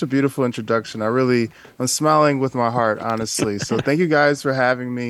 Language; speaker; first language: English; native; English